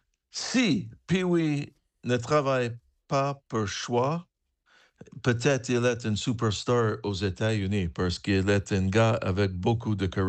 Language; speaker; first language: French; non-native, learner; English